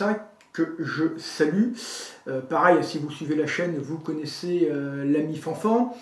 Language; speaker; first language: French; native; French